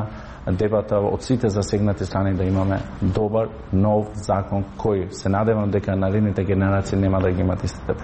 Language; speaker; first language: Macedonian; non-native, local second language; Albanian